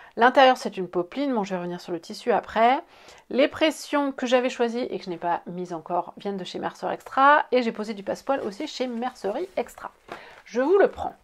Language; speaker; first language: French; native; French